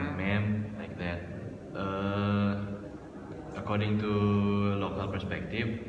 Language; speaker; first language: English; non-native, learner; Sundanese